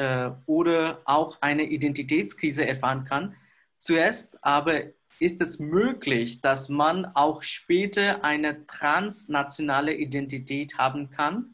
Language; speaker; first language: German; non-native, fluent; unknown